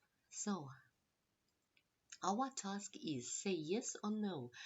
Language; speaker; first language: English; non-native, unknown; Ukrainian